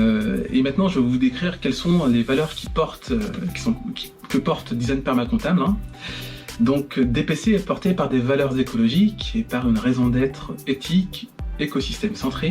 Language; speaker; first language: French; native; French